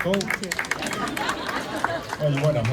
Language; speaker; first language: English; non-native, local second language; Samoan